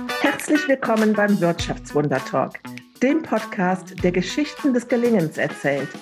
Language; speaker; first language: German; native; German